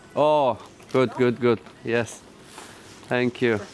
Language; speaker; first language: English; non-native, learner; Lithuanian